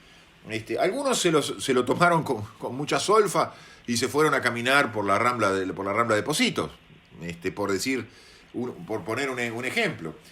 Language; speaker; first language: Spanish; native; Spanish